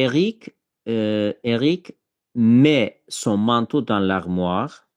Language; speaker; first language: French; non-native, fluent; Azerbaijani